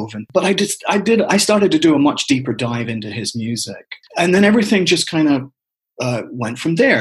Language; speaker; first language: English; native; English